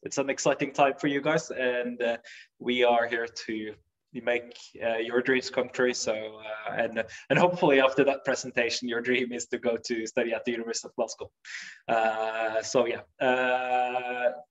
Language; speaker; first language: English; non-native, fluent; Norwegian